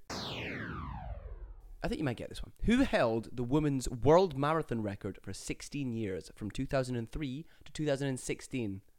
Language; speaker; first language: English; native; English